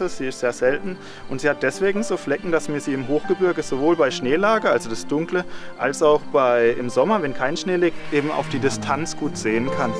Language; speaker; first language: German; native; German